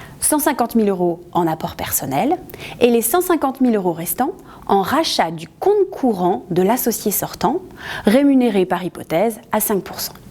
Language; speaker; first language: French; native; French